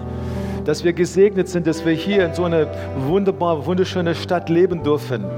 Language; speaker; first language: German; non-native, fluent; English